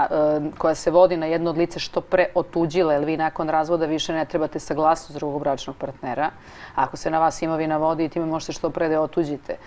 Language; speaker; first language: Croatian; native; Croatian